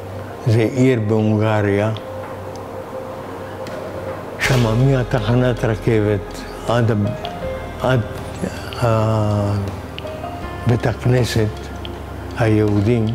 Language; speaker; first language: Hebrew; non-native, fluent; Hungarian